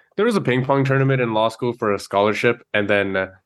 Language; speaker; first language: English; native; English